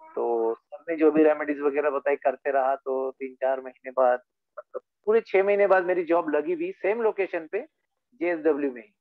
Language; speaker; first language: Hindi; native; Hindi